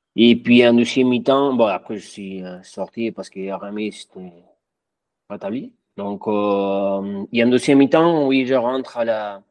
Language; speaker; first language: French; non-native, fluent; Spanish